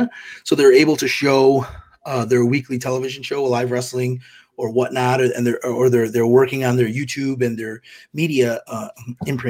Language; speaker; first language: English; native; English